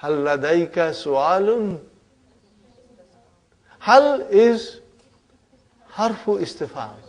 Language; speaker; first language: Arabic; non-native, fluent; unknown